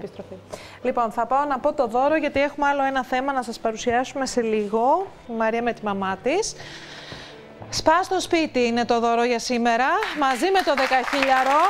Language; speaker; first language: Greek; native; Greek